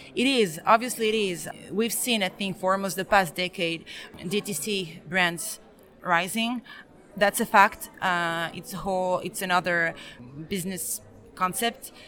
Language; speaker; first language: English; early bilingual, other home language; Serbian